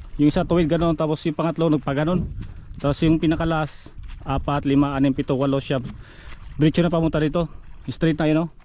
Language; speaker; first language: Filipino; non-native, local second language; Cebuano